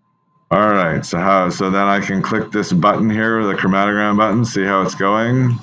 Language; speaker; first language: English; native; English